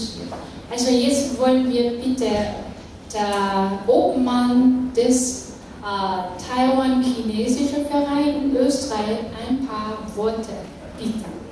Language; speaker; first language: German; non-native, learner; Chinese